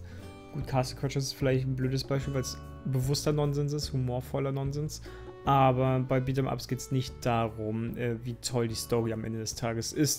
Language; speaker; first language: German; native; German